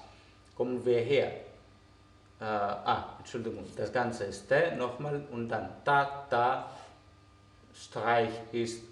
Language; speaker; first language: German; non-native, fluent; Greek